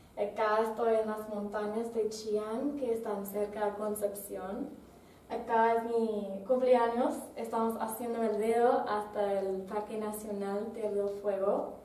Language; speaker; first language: Spanish; non-native, fluent; English